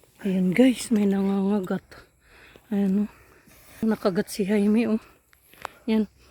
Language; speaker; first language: Filipino; native; Filipino